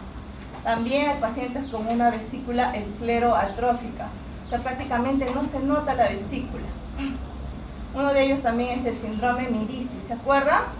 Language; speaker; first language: Spanish; native; Spanish